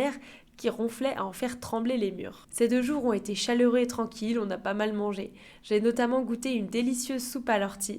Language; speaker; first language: French; native; French